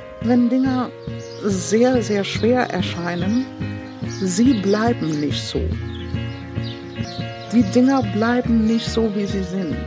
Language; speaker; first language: German; non-native, fluent; English